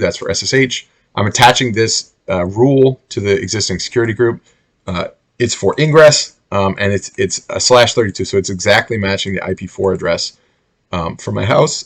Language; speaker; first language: English; native; English